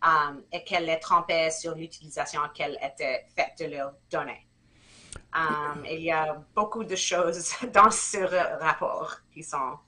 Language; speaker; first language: French; non-native, fluent; English